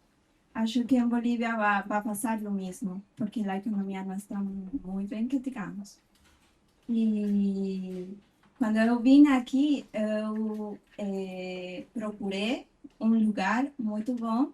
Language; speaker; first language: Portuguese; non-native, fluent; Spanish